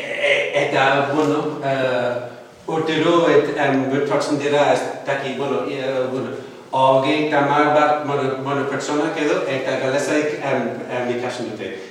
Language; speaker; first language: Basque; non-native, fluent; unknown